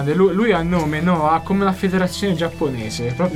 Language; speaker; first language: Italian; native; Italian